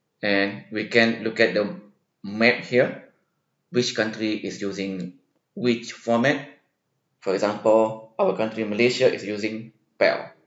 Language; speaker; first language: English; non-native, local second language; Malay